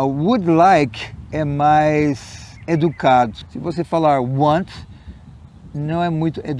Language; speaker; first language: Portuguese; non-native, fluent; English